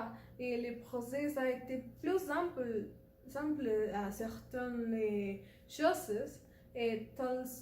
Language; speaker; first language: French; non-native, learner; Spanish